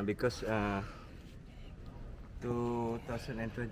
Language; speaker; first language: English; non-native, learner; Indonesian